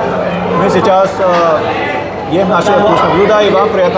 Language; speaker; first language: Russian; non-native, learner; Hindi